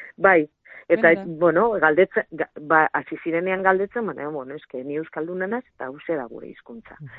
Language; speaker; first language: Basque; non-native, local second language; Spanish